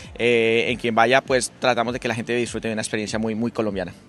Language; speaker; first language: Spanish; native; Spanish